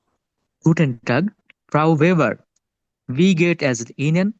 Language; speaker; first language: German; non-native, learner; Bangla